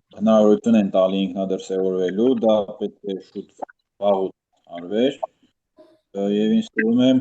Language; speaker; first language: Armenian; early bilingual, heritage; Armenian